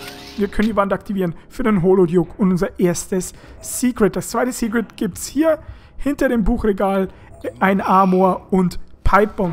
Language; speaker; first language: German; native; German